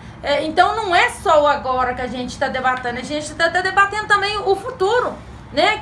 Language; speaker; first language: Portuguese; native; Portuguese